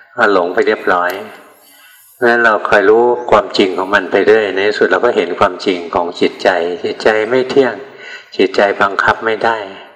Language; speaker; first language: Thai; native; Thai